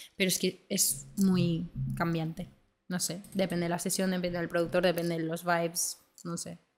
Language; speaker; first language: Spanish; early bilingual, other home language; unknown